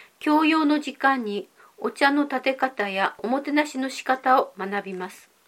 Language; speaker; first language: Japanese; native; Japanese